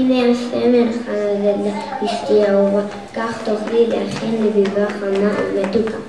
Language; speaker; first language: Hebrew; non-native, learner; English